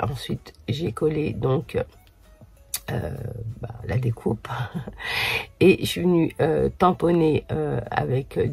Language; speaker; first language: French; native; French